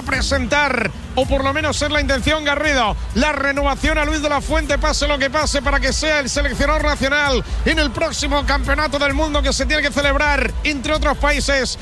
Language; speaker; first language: Spanish; native; Spanish